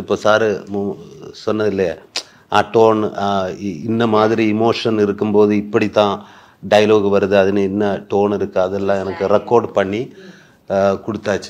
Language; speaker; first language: Tamil; non-native, learner; Malayalam